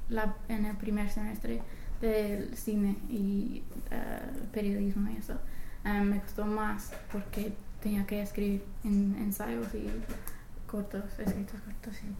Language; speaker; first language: Spanish; non-native, fluent; English